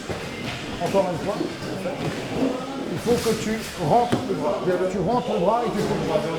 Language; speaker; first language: French; native; French